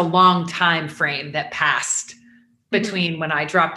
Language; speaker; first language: English; native; English